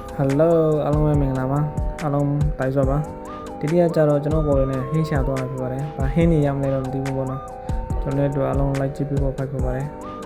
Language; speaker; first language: Burmese; native; Burmese